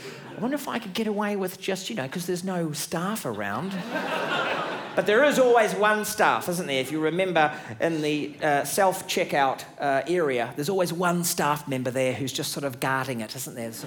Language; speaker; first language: English; native; English